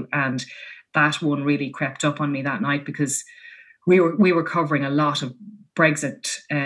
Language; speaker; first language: English; native; English